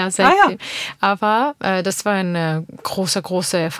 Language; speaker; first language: German; non-native, learner; Armenian